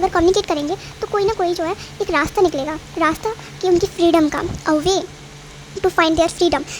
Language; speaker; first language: Hindi; native; Hindi